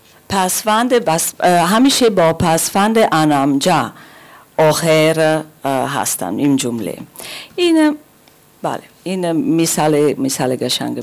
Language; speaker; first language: Persian; non-native, learner; German